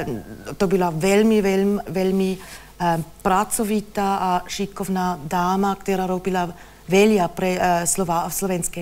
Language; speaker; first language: Slovak; non-native, learner; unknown